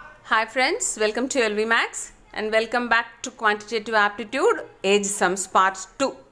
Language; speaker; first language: English; non-native, local second language; Tamil